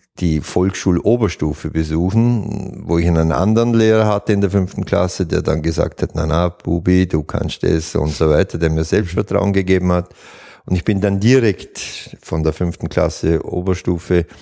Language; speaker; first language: German; native; German